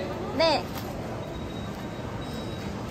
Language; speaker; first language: Korean; non-native, learner; Japanese